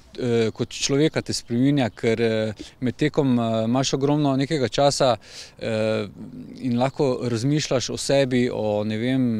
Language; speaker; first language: Slovenian; native; Slovenian